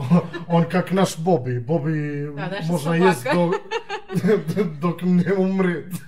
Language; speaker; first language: Russian; non-native, learner; Serbian